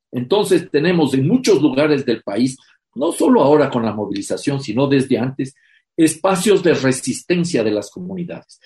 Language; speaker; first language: Spanish; native; Spanish